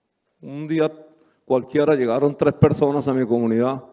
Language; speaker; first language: Spanish; native; Spanish